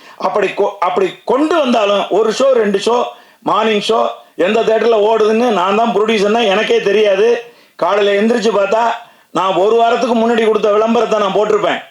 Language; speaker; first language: Tamil; native; Tamil